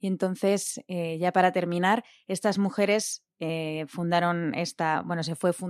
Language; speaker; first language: Spanish; native; Spanish